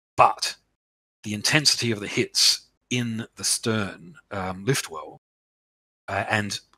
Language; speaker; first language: English; native; English